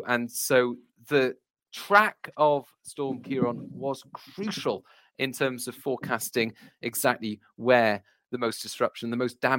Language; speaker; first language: English; native; English